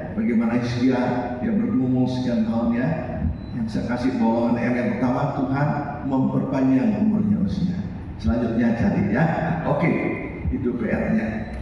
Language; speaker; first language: Indonesian; native; Indonesian